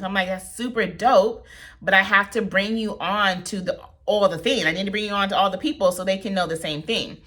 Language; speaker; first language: English; native; English